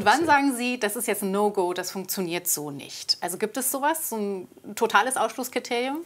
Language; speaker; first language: German; native; German